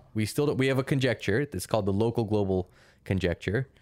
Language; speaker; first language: English; early bilingual, other home language; Russian